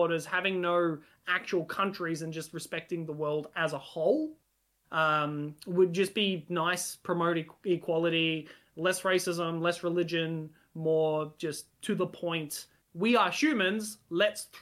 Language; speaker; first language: English; non-native, local second language; Hungarian